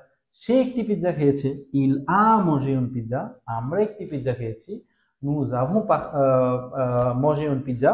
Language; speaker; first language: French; non-native, fluent; Bangla